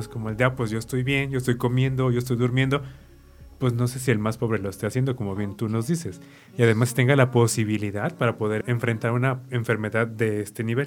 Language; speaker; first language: Spanish; native; Spanish